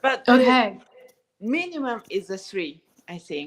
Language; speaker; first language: English; non-native, learner; Japanese